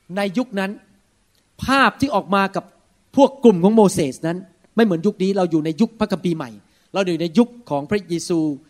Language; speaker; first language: Thai; early bilingual, heritage; Thai